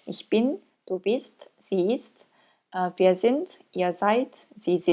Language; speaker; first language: German; non-native, learner; Korean